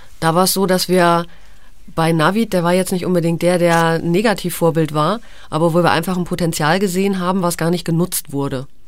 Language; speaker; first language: German; native; German